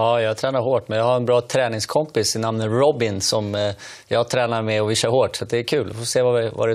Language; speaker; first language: Swedish; native; Swedish